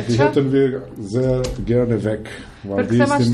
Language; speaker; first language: German; non-native, learner; Albanian